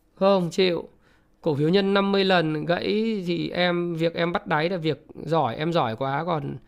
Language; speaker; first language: Vietnamese; native; Vietnamese